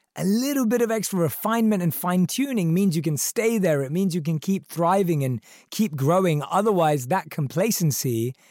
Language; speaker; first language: English; early bilingual, other home language; Hindi